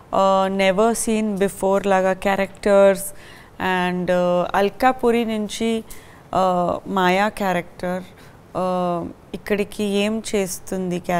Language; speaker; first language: Telugu; non-native, fluent; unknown